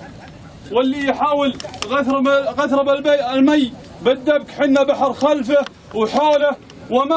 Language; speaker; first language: Arabic; native; Arabic